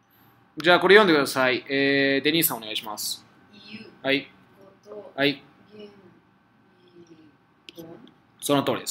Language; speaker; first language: Japanese; non-native, fluent; Spanish